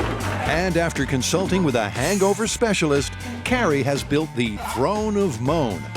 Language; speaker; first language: English; native; English